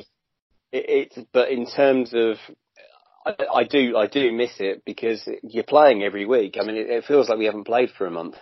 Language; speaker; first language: English; native; English